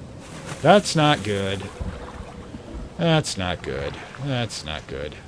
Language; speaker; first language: English; native; English